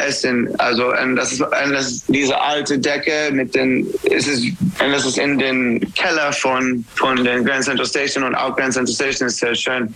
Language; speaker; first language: German; non-native, learner; English